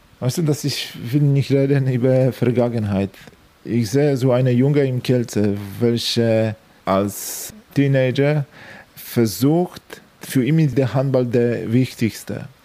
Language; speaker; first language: German; non-native, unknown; Polish